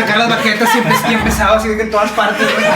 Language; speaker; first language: Spanish; native; Spanish